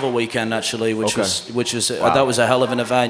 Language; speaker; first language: English; native; English